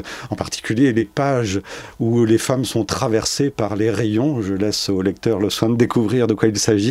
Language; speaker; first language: French; native; French